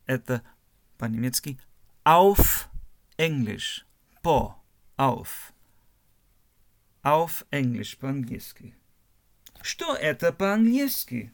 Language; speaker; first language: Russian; non-native, learner; German